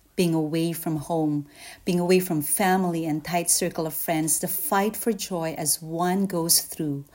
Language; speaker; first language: English; non-native, local second language; Filipino